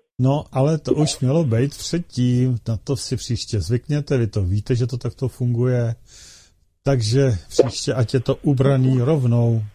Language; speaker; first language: Czech; native; Czech